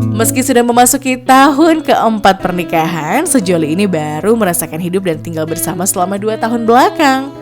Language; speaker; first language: Indonesian; native; Indonesian